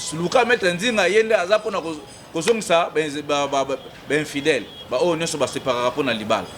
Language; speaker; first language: Lingala; non-native, local second language; Kongo